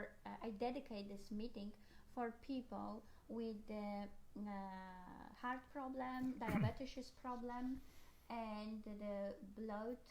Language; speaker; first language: English; non-native, learner; Polish